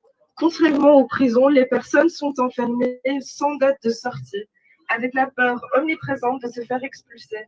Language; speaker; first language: French; native; French